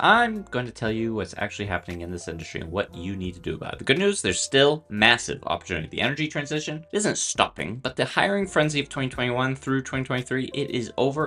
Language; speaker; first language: English; native; English